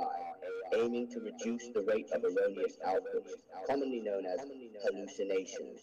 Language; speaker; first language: English; non-native, learner; Thai